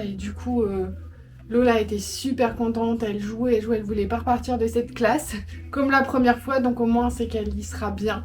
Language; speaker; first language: French; native; French